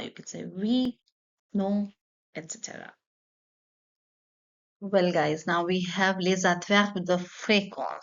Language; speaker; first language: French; non-native, fluent; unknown